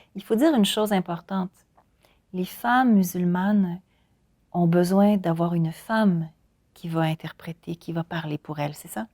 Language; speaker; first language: French; native; French